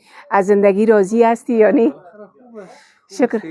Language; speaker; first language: Persian; non-native, local second language; Pashto